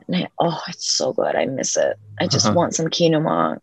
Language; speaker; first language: English; early bilingual, other home language; Spanish